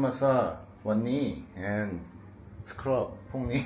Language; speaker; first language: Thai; non-native, learner; Korean